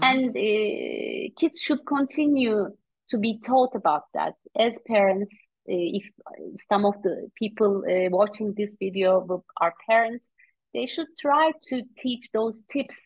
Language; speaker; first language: English; non-native, fluent; Turkish